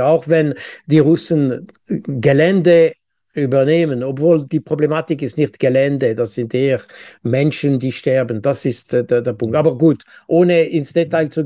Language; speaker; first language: German; non-native, local second language; French